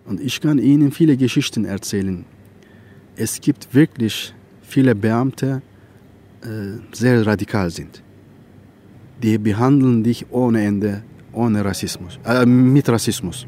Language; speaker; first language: German; non-native, learner; Turkish